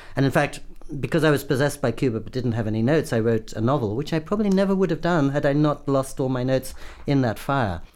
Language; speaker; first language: English; native; English